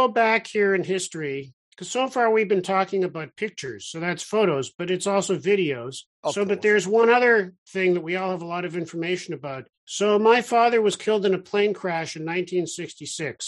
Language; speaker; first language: English; native; English